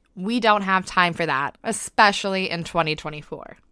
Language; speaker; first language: English; native; English